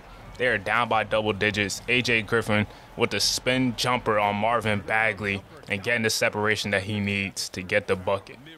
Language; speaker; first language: English; native; English